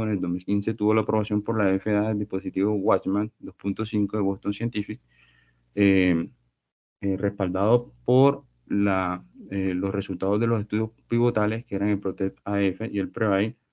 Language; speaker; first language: Spanish; native; Spanish